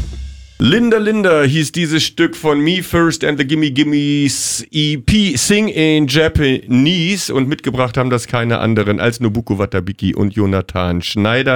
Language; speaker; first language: German; native; German